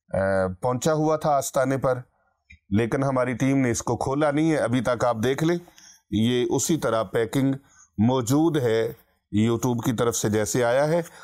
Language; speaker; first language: Urdu; non-native, local second language; Punjabi